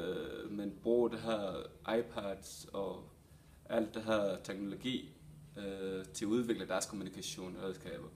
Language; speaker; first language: Danish; non-native, fluent; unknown